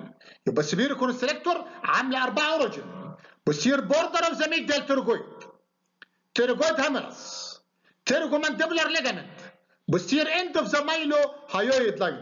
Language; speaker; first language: Arabic; native; Arabic